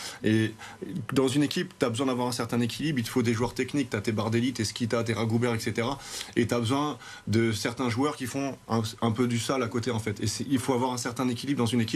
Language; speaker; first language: French; native; French